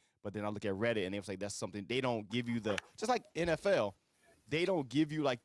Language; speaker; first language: English; native; English